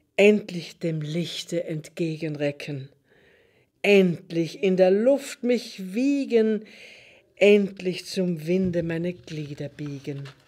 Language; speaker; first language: German; native; German